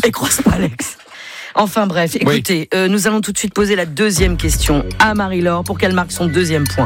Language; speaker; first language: French; native; French